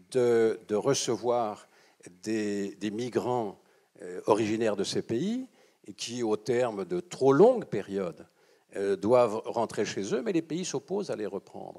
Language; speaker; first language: French; native; French